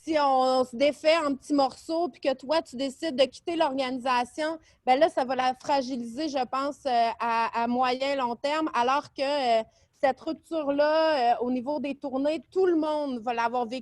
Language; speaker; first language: French; native; French